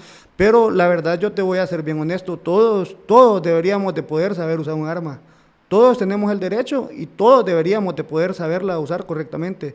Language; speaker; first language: Spanish; native; Spanish